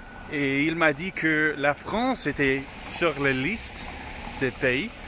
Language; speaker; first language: French; non-native, learner; English